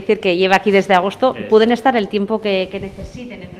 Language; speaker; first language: Spanish; native; Spanish